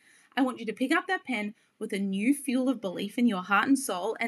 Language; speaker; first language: English; native; English